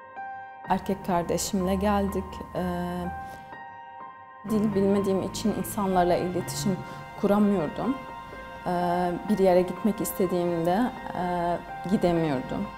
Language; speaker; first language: Turkish; non-native, fluent; Arabic